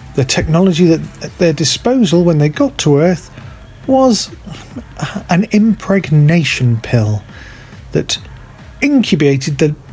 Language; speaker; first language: English; native; English